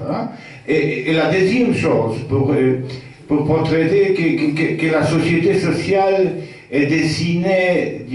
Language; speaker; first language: French; non-native, fluent; Polish